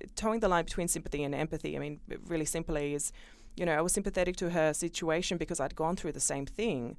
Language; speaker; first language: English; early bilingual, other home language; Bosnian